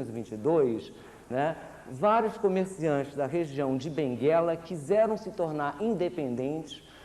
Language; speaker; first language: Portuguese; native; Portuguese